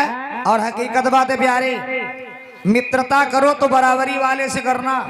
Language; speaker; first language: Hindi; native; Hindi